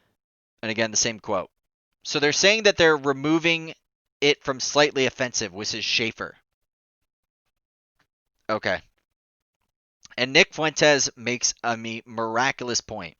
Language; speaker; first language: English; native; English